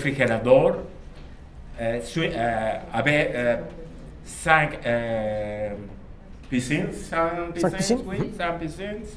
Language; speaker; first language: French; non-native, learner; Spanish